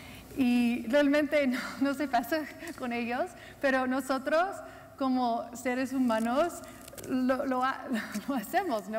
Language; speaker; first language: Spanish; non-native, fluent; English